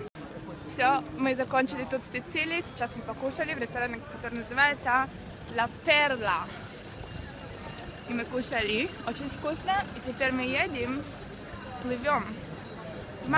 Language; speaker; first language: Russian; early bilingual, heritage; Russian